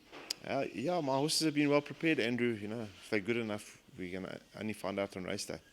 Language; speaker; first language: English; native; English